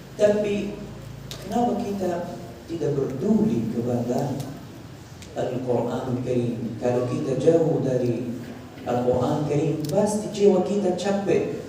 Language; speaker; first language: Indonesian; non-native, fluent; Arabic